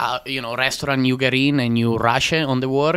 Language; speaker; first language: English; non-native, learner; Italian